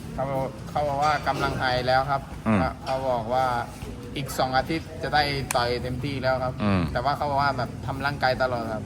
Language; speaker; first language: Thai; native; Thai